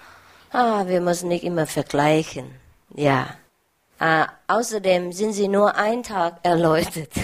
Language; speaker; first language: German; non-native, learner; Vietnamese